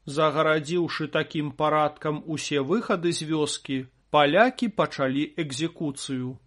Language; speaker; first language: Belarusian; native; Belarusian